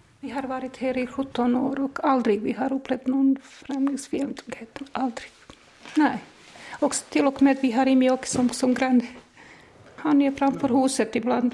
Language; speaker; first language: Swedish; non-native, fluent; Bosnian